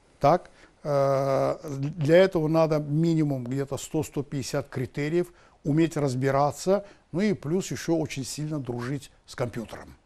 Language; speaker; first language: Russian; non-native, local second language; Azerbaijani